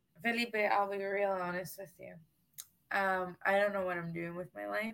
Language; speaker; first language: English; non-native, local second language; Spanish